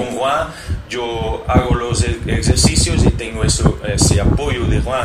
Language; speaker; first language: Spanish; non-native, learner; Portuguese